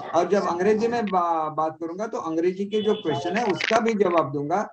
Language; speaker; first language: Hindi; non-native, local second language; Marathi